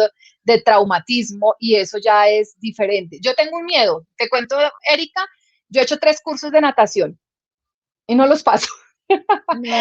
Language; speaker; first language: Spanish; native; Spanish